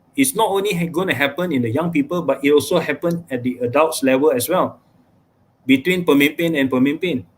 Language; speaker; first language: English; non-native, local second language; Malay